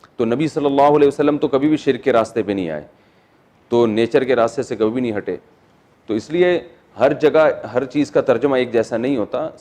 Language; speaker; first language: Urdu; native; Urdu